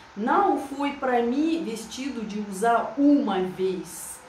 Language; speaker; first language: Portuguese; non-native, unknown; Russian